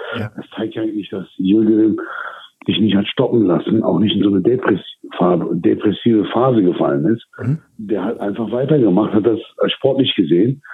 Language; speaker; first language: German; early bilingual, other home language; Turkish